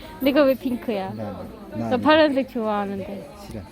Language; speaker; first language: Korean; non-native, learner; Turkish